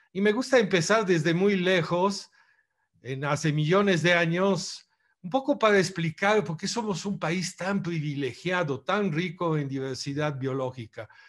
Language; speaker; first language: Spanish; non-native, fluent; Italian